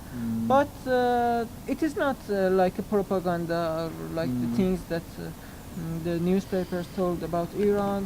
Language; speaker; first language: English; non-native, learner; Persian